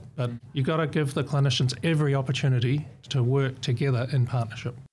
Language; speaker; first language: English; native; English